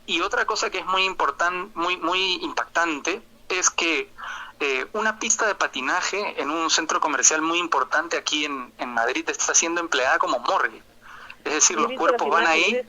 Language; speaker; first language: Spanish; native; Spanish